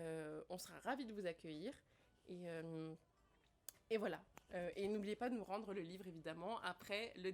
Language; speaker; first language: French; native; French